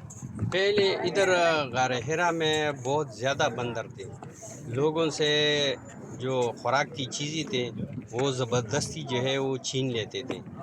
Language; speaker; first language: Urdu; non-native, local second language; Pashto